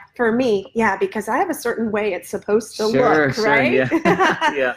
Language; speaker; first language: English; native; English